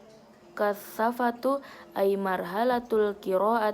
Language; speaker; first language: Arabic; non-native, learner; Indonesian